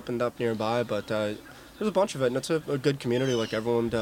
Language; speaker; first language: English; native; English